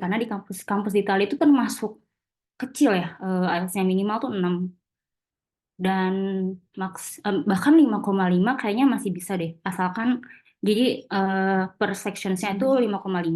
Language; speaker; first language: Indonesian; native; Indonesian